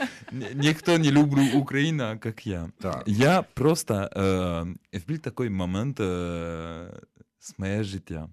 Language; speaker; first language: Ukrainian; non-native, learner; French